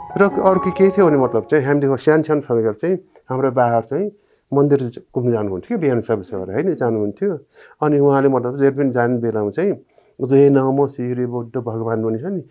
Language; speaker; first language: Nepali; non-native, local second language; Newari